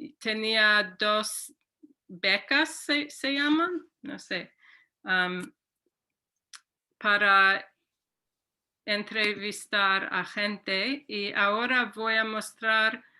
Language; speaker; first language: Spanish; non-native, fluent; English